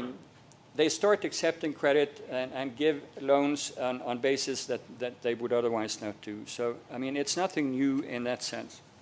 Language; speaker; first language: English; non-native, fluent; Norwegian